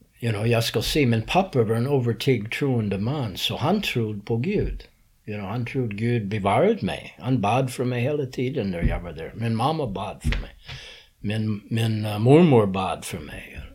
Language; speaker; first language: Swedish; non-native, learner; English